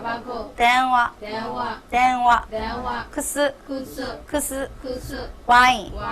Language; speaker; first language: Japanese; non-native, fluent; Burmese